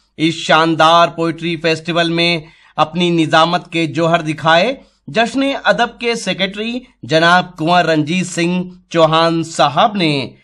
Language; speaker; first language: Hindi; native; Hindi